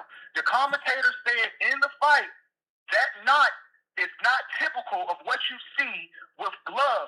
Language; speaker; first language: English; native; English